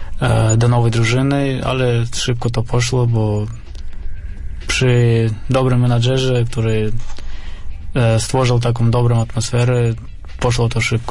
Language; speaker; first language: Polish; non-native, fluent; Russian